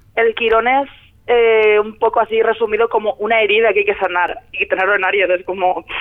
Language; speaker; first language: Spanish; native; Spanish